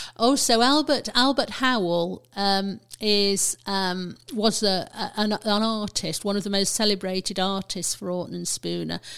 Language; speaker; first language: English; native; English